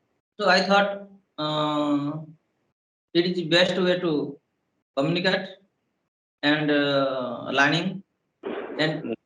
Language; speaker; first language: English; non-native, learner; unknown